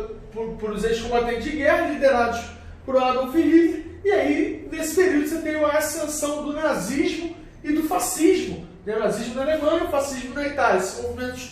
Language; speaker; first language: Portuguese; native; Portuguese